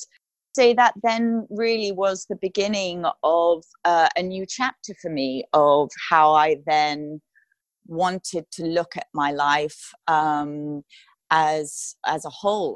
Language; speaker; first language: English; native; English